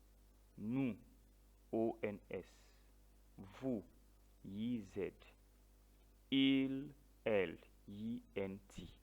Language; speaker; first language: French; non-native, fluent; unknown